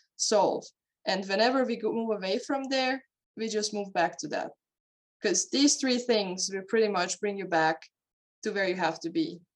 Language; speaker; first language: English; non-native, fluent; Hungarian